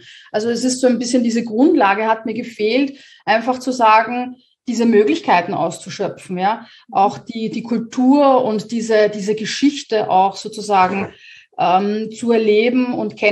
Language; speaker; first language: German; native; German